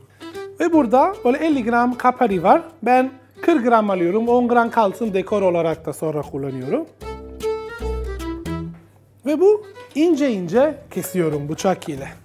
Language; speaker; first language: Turkish; non-native, fluent; Italian